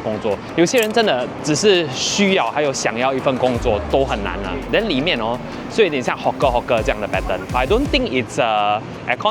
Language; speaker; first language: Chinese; native; Chinese